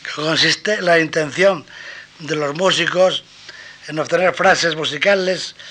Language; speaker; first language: Spanish; native; Spanish